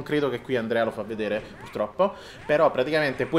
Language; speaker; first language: Italian; native; Italian